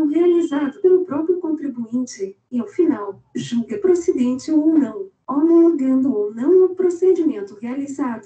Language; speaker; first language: Portuguese; native; Portuguese